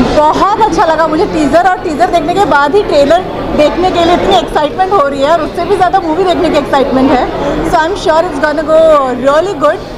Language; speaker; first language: Hindi; non-native, local second language; Gujarati